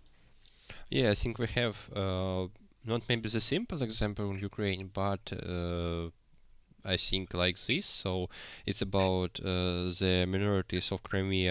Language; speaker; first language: English; non-native, learner; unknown